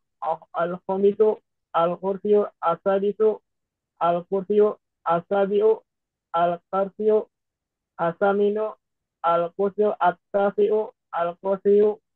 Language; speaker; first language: Arabic; non-native, learner; Indonesian